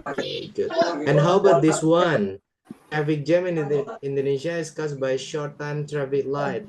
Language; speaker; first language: English; non-native, fluent; Indonesian